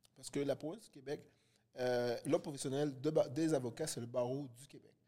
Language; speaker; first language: French; early bilingual, other home language; Haitian Creole